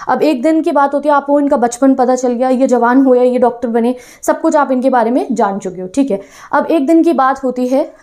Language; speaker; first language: Hindi; non-native, local second language; Punjabi